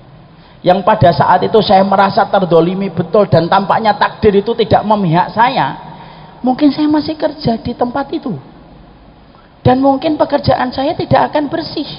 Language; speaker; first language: Indonesian; native; Indonesian